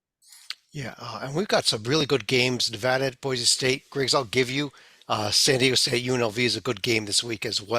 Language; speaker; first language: English; native; English